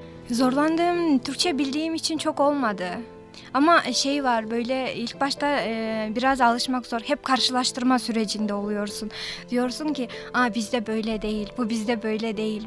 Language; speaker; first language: Turkish; non-native, fluent; Kyrgyz